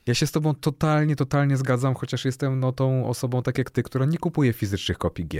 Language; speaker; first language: Polish; native; Polish